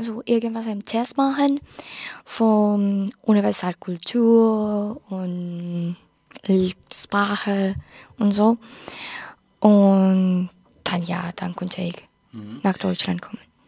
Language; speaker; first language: German; non-native, learner; Spanish